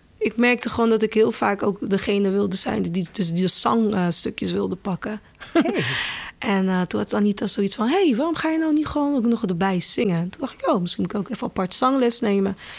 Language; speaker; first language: Dutch; early bilingual, other home language; Kabuverdianu